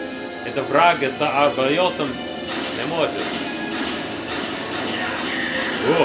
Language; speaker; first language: Russian; non-native, learner; English